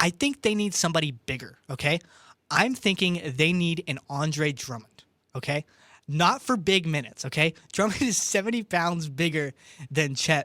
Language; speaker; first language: English; native; English